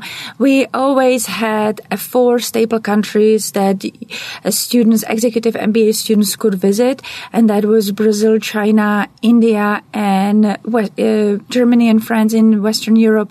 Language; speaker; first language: English; non-native, fluent; Czech